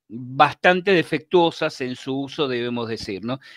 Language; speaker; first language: Spanish; native; Spanish